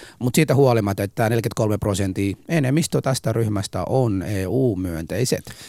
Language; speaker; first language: Finnish; early bilingual, other home language; Arabic